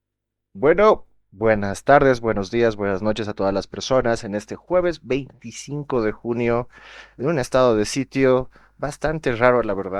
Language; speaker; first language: Spanish; native; Spanish